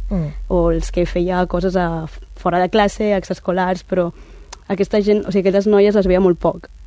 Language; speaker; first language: Catalan; native; Catalan